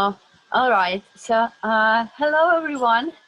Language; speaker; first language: English; non-native, learner; Russian